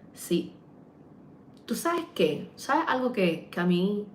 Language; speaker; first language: Spanish; early bilingual, heritage; Spanish